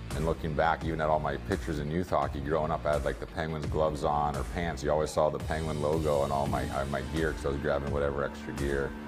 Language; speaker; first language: English; native; English